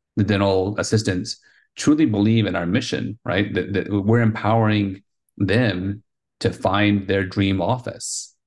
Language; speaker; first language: English; early bilingual, heritage; Spanish